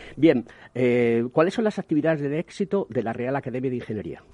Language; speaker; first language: Spanish; native; Spanish